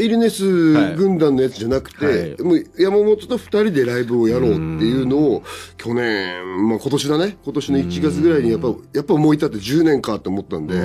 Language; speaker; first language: Japanese; native; Japanese